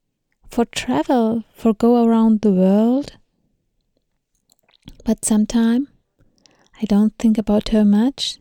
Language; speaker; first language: English; non-native, learner; Thai